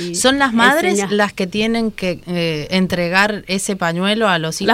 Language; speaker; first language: Spanish; native; Spanish